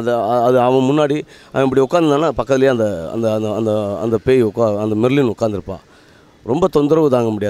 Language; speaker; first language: Tamil; native; Tamil